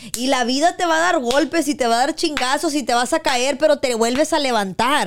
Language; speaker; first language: Spanish; early bilingual, heritage; Spanish